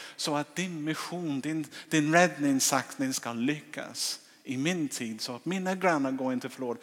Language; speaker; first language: Swedish; non-native, fluent; English